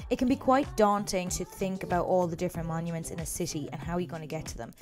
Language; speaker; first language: English; native; English